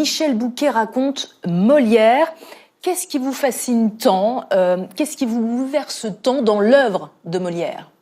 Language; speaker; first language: French; native; French